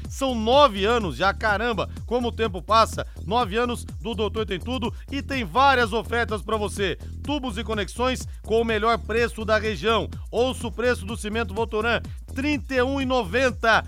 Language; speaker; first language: Portuguese; native; Portuguese